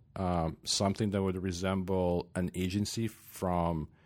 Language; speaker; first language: English; non-native, fluent; Ukrainian